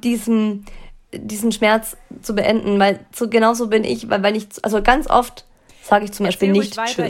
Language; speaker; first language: German; native; German